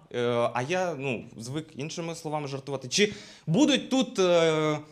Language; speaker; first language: Ukrainian; non-native, local second language; Russian